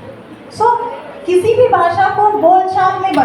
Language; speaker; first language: Hindi; non-native, local second language; Telugu